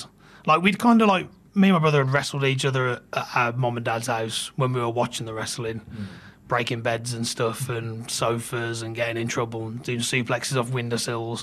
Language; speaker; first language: English; native; English